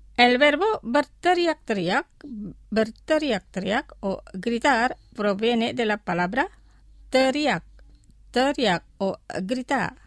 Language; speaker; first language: Spanish; non-native, fluent; Indonesian